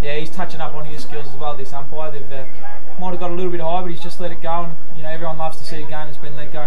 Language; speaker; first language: English; native; English